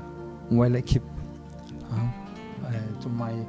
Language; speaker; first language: Cantonese; non-native, fluent; Italian